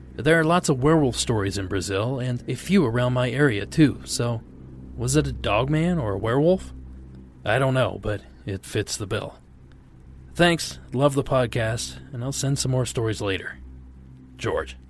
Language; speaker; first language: English; non-native, fluent; Portuguese